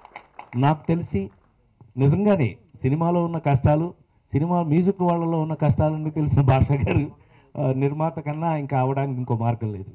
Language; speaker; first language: Telugu; native; Telugu